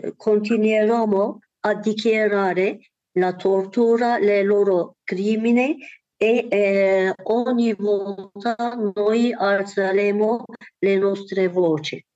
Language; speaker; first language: Italian; non-native, learner; Turkish